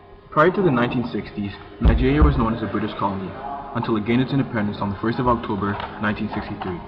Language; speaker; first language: English; early bilingual, other home language; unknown